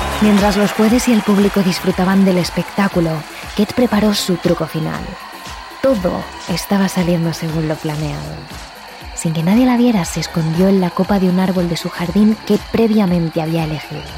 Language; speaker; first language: Spanish; native; Spanish